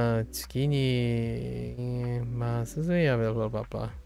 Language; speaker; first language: Japanese; non-native, learner; English